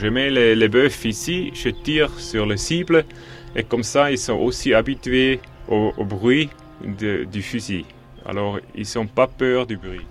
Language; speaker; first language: French; non-native, local second language; German